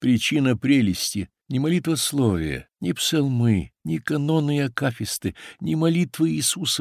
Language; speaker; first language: Russian; native; Russian